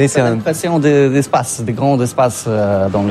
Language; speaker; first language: French; non-native, learner; Polish